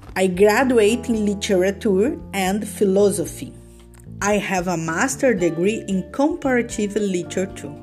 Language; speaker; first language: English; non-native, learner; Portuguese